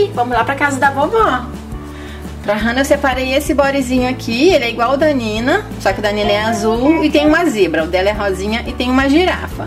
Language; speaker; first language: Portuguese; native; Portuguese